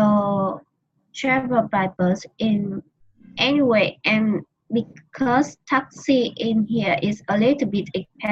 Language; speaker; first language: English; non-native, learner; Vietnamese